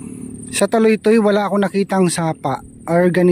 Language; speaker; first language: Filipino; native; Filipino